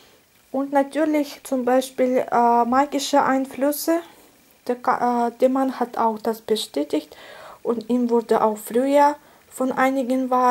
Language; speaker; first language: German; non-native, fluent; Russian